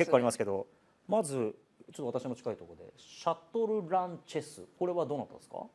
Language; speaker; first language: Japanese; native; Japanese